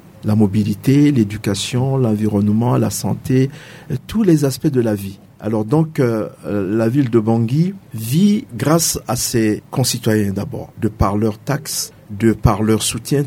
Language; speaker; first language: French; non-native, local second language; Sango